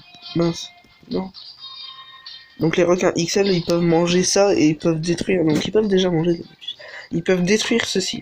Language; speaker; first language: French; native; French